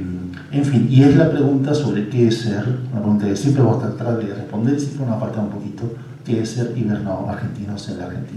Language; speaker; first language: Spanish; native; Spanish